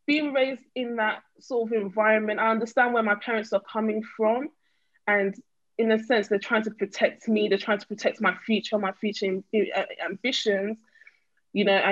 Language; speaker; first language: English; native; English